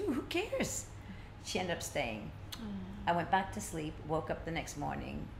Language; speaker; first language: English; early bilingual, other home language; Swedish